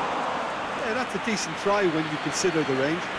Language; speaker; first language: English; native; English